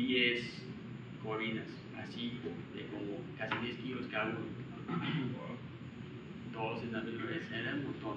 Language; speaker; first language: Spanish; non-native, fluent; English